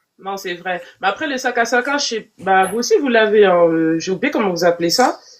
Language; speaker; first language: French; native; French